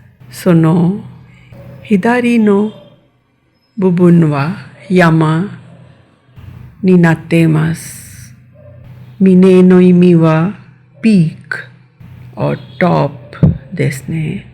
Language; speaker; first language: Japanese; non-native, fluent; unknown